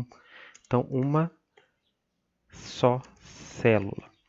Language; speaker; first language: Portuguese; native; Portuguese